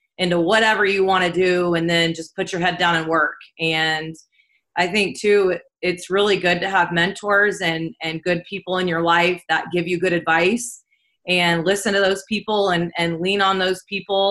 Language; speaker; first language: English; native; English